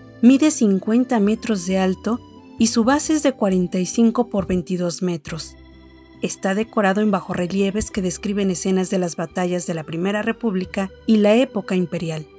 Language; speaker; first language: Spanish; native; Spanish